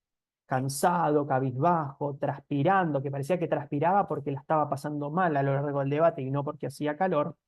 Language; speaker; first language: Spanish; native; Spanish